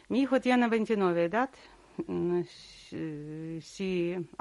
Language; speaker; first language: Spanish; non-native, learner; Russian